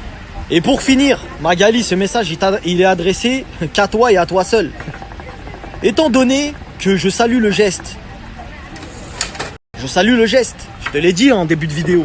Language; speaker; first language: French; native; French